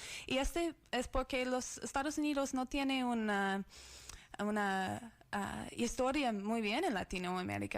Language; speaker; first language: Spanish; non-native, learner; English